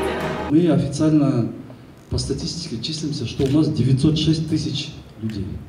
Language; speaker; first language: Russian; non-native, local second language; Kazakh